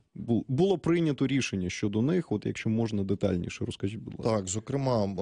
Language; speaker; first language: Ukrainian; native; Ukrainian